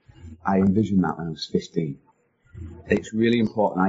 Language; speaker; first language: English; native; English